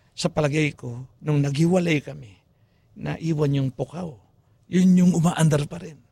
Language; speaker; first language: Filipino; non-native, local second language; Pampanga